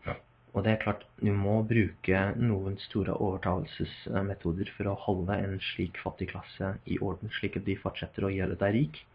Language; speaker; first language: Norwegian; non-native, fluent; English